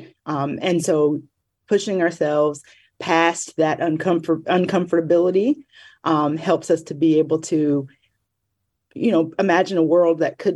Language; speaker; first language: English; native; English